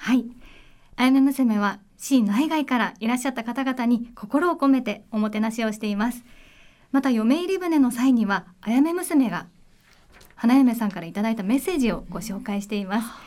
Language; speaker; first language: Japanese; native; Japanese